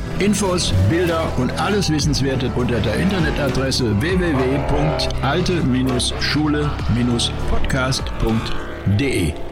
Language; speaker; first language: German; native; German